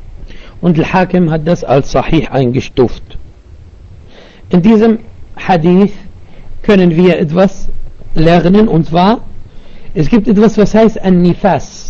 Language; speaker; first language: German; non-native, learner; Arabic